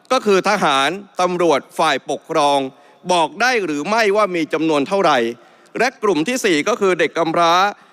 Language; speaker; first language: Thai; native; Thai